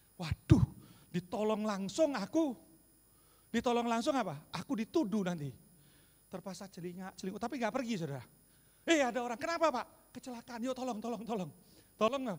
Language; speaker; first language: Indonesian; native; Indonesian